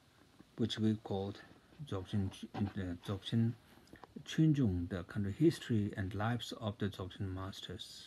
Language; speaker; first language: English; non-native, fluent; Tibetan